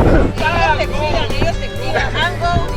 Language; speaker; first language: Spanish; native; Spanish